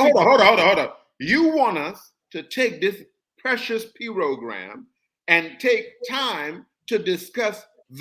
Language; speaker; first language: English; native; English